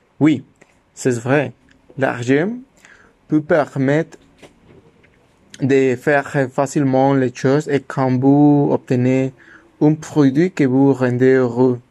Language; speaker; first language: French; non-native, learner; Spanish